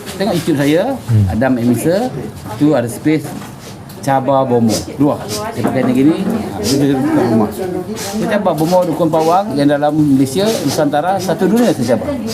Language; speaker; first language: Malay; native; Malay